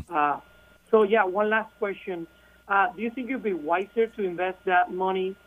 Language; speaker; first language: English; non-native, fluent; Spanish